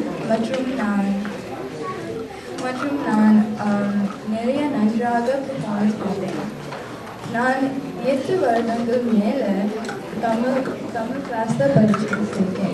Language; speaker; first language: Tamil; early bilingual, heritage; Tamil